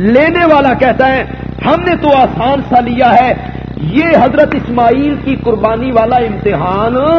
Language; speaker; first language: Urdu; non-native, local second language; Punjabi